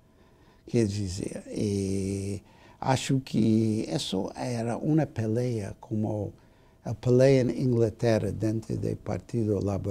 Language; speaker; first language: Portuguese; non-native, fluent; English